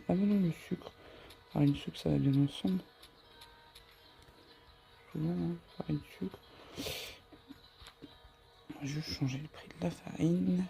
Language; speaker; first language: French; native; French